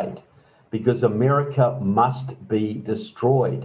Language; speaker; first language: English; native; English